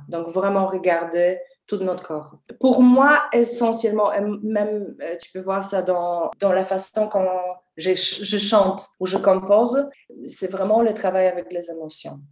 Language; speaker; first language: French; non-native, fluent; Polish